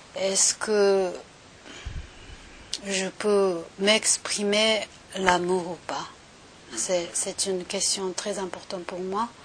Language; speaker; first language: French; non-native, learner; Japanese